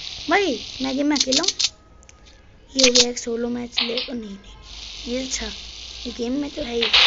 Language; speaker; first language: Hindi; native; Hindi